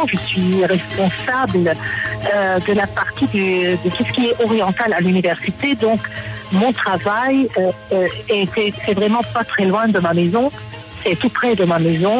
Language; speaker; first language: French; non-native, local second language; Arabic